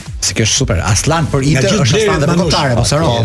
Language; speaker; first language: Albanian; native; Albanian